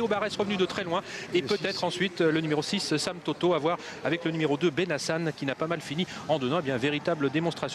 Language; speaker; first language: French; native; French